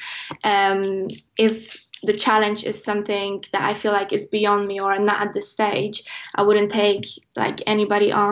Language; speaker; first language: English; non-native, fluent; Polish